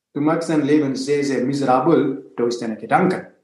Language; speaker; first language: German; non-native, fluent; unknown